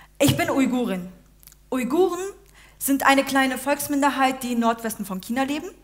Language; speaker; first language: German; early bilingual, other home language; Uyghur